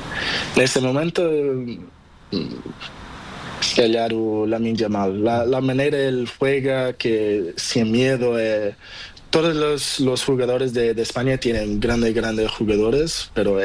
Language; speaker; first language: Spanish; non-native, learner; Portuguese